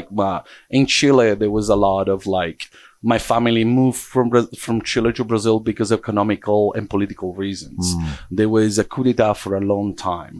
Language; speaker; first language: English; early bilingual, other home language; Portuguese